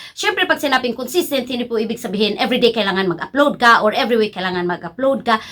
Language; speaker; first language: Filipino; non-native, local second language; Cebuano